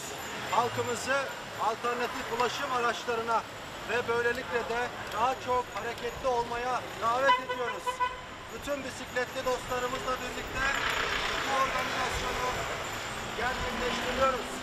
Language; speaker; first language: Turkish; native; Turkish